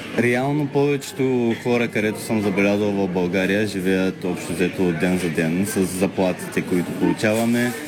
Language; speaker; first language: Bulgarian; native; Bulgarian